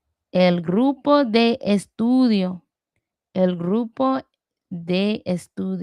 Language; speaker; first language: Spanish; non-native, learner; English